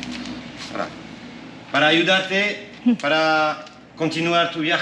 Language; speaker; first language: Spanish; non-native, learner; French